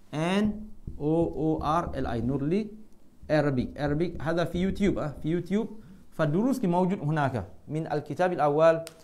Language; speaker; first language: Arabic; non-native, fluent; Malay